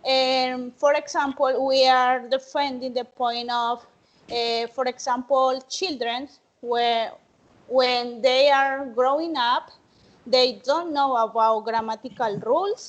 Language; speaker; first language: English; non-native, learner; Spanish